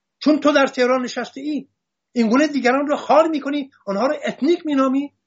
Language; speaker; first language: Persian; non-native, local second language; Assyrian Neo-Aramaic